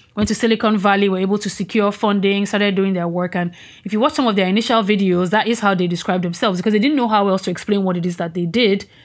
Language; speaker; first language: English; non-native, local second language; Yoruba